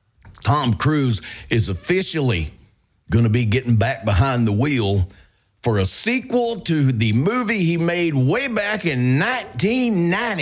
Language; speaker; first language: English; native; English